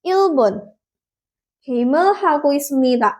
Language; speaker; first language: Korean; non-native, learner; Indonesian